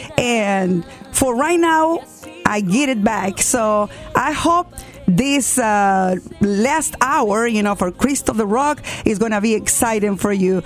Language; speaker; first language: English; non-native, learner; Spanish